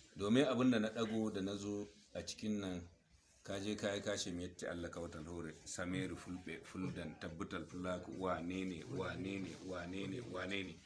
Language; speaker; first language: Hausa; non-native, local second language; Fula